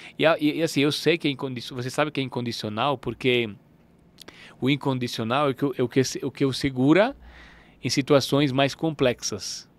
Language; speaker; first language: Portuguese; non-native, fluent; Italian